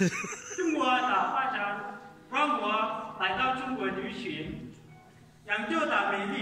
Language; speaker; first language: Chinese; non-native, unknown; Arabic